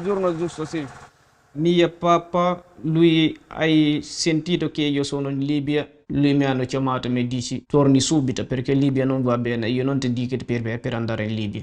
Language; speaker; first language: Italian; non-native, learner; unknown